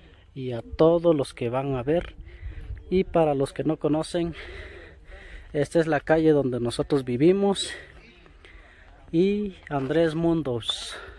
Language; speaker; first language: Spanish; native; Spanish